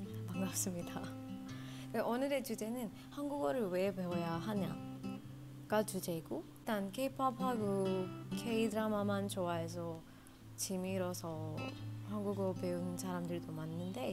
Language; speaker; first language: Korean; non-native, fluent; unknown